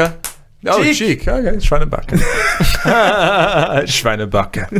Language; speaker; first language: German; non-native, learner; English